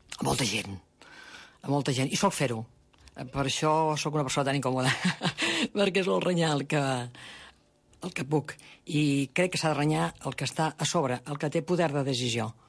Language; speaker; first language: Catalan; native; Catalan